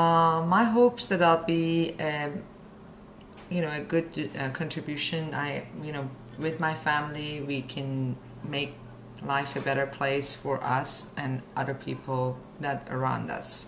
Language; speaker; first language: English; non-native, fluent; Persian